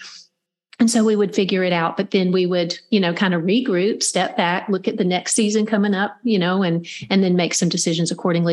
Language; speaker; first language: English; native; English